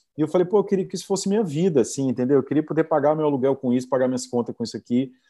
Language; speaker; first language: Portuguese; native; Portuguese